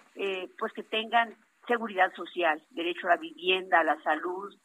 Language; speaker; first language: Spanish; native; Spanish